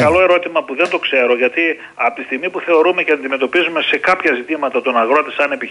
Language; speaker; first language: Greek; native; Greek